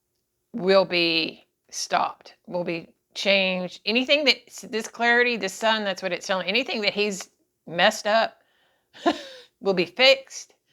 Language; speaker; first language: English; native; English